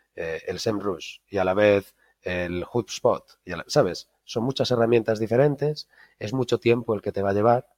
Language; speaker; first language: Spanish; native; Spanish